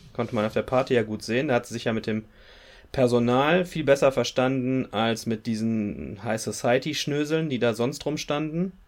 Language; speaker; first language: German; native; German